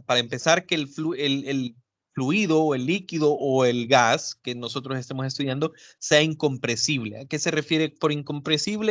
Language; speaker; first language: Spanish; native; Spanish